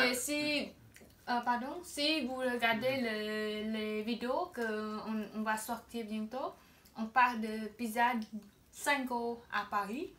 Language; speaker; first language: French; non-native, fluent; Khmer